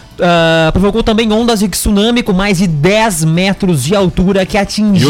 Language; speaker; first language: Portuguese; native; Portuguese